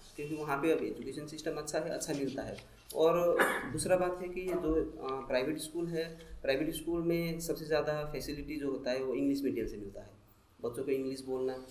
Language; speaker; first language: Hindi; non-native, local second language; Nepali